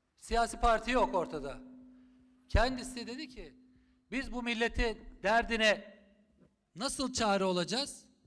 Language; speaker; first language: Turkish; native; Turkish